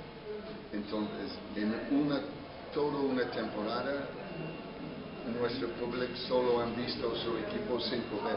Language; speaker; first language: Spanish; non-native, fluent; English